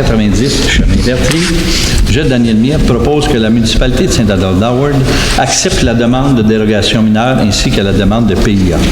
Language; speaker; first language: French; native; French